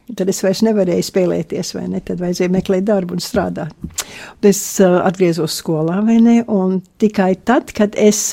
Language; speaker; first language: Latvian; early bilingual, heritage; Latvian